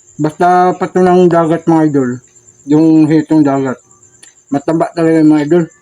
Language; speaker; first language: Filipino; non-native, local second language; Cebuano